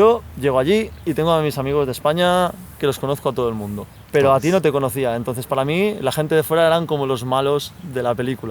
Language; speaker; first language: Spanish; native; Spanish